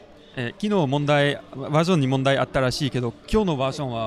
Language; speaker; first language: Japanese; non-native, fluent; French